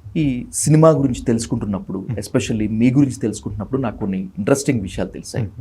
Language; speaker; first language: Telugu; native; Telugu